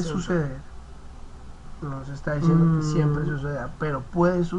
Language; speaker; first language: Spanish; native; Spanish